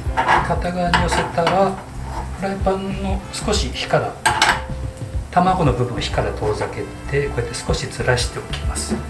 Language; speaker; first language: Japanese; native; Japanese